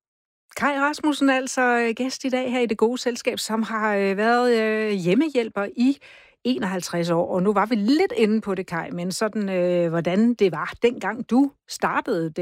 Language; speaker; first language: Danish; native; Danish